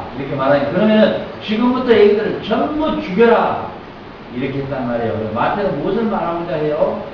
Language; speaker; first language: Korean; native; Korean